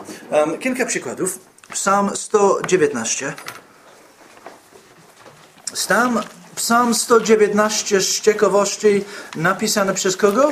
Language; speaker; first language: Polish; non-native, fluent; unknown